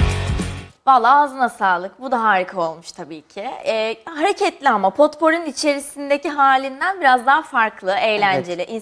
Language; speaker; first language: Turkish; early bilingual, other home language; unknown